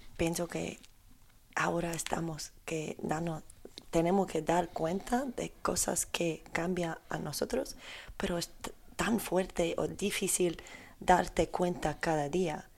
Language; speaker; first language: Spanish; non-native, learner; Polish